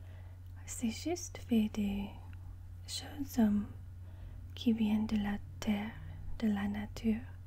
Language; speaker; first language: French; non-native, learner; English